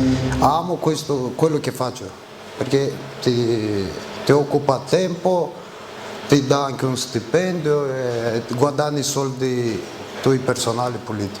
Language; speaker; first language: Italian; non-native, fluent; Romanian